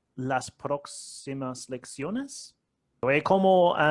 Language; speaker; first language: Spanish; non-native, learner; English